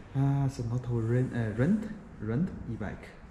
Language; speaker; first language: English; non-native, learner; Chinese